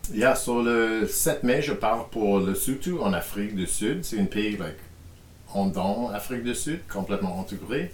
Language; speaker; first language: French; non-native, fluent; English